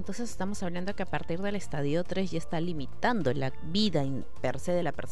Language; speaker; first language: Spanish; native; Spanish